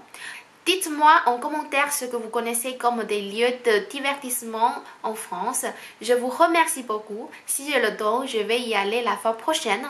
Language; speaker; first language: French; non-native, fluent; Chinese